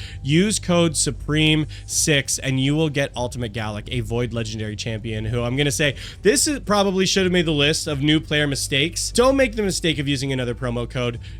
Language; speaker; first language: English; native; English